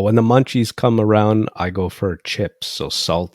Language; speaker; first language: English; native; English